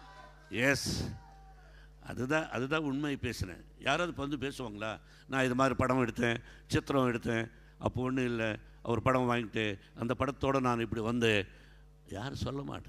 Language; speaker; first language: Tamil; non-native, local second language; Telugu